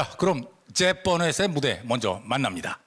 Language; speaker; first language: Korean; native; Korean